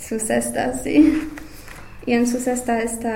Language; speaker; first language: Spanish; non-native, learner; English